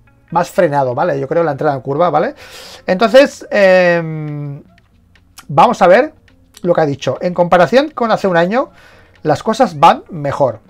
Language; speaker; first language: Spanish; native; Spanish